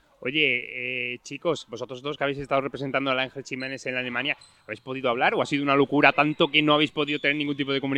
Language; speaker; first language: Spanish; native; Spanish